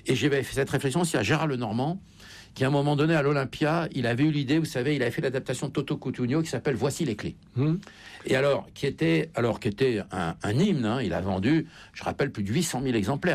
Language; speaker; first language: French; native; French